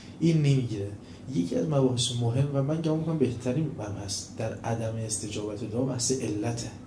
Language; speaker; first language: Persian; non-native, local second language; Azerbaijani